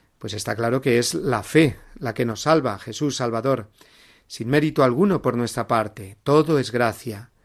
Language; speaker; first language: Spanish; native; Spanish